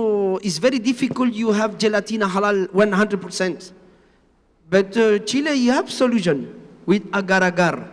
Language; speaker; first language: English; non-native, learner; Spanish